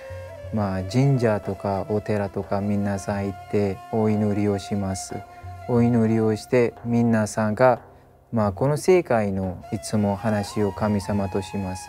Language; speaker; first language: Japanese; non-native, learner; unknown